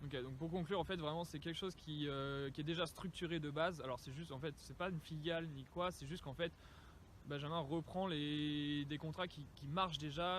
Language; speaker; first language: French; native; French